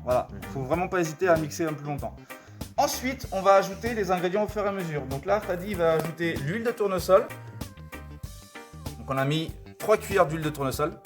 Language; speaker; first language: French; native; French